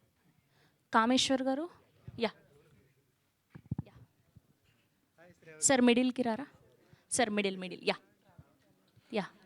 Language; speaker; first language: Telugu; native; Telugu